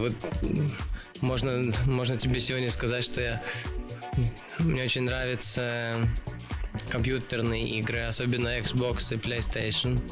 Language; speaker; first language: Russian; early bilingual, other home language; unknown